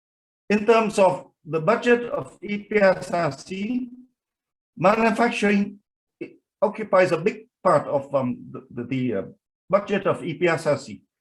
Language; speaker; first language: English; non-native, fluent; Vietnamese